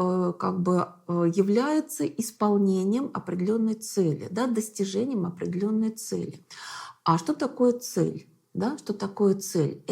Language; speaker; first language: Russian; native; Russian